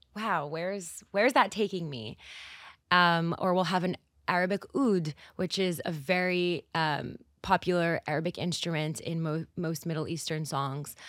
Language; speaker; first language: English; native; English